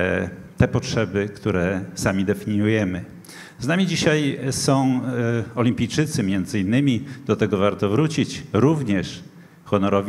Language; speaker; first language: Polish; native; Polish